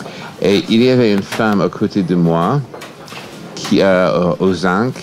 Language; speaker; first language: French; non-native, fluent; English